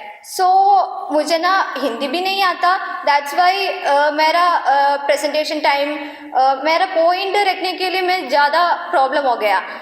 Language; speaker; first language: Hindi; non-native, local second language; Malayalam